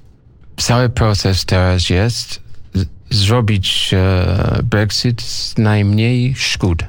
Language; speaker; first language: Polish; non-native, fluent; English